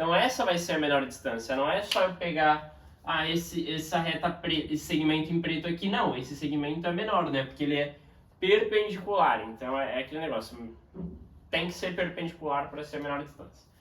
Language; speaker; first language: Portuguese; native; Portuguese